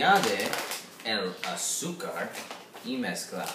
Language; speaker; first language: Spanish; non-native, learner; English